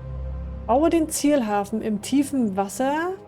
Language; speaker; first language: German; native; German